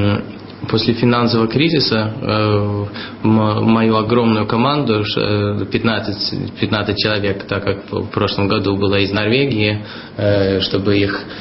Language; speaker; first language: Russian; early bilingual, heritage; Russian